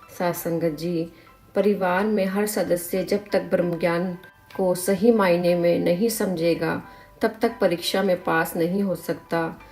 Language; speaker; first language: Hindi; native; Hindi